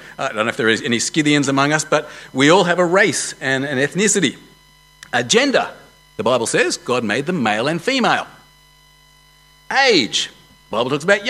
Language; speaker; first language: English; native; English